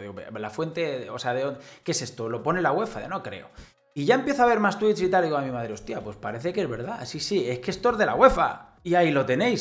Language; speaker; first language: Spanish; native; Spanish